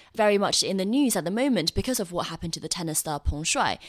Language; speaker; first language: English; non-native, fluent; Chinese